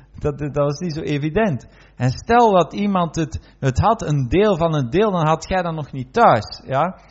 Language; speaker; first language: Dutch; native; Dutch